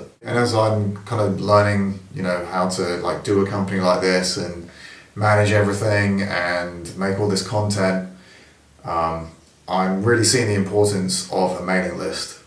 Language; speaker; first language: English; native; English